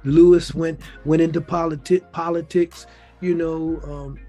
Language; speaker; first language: English; native; English